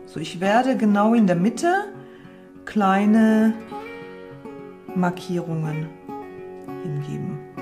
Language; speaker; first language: German; native; German